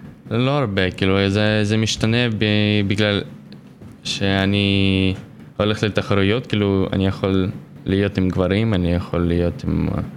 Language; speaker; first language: Hebrew; non-native, fluent; Ukrainian